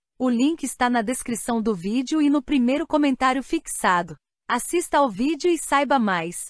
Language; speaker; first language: Portuguese; native; Portuguese